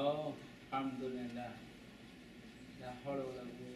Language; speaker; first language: Arabic; non-native, learner; Chinese